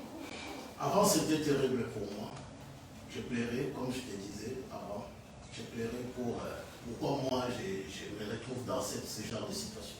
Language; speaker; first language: French; non-native, local second language; Lingala